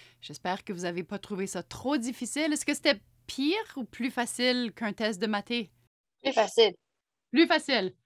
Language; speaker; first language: French; native; French